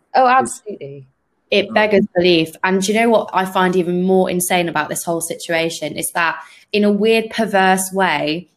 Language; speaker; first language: English; native; English